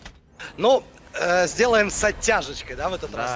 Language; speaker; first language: Russian; native; Russian